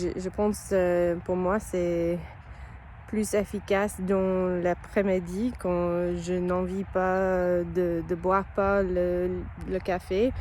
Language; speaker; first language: French; non-native, learner; English